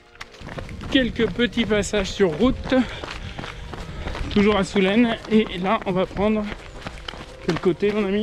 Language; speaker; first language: French; native; French